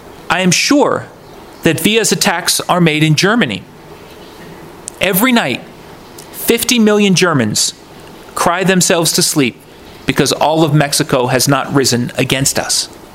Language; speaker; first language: English; native; English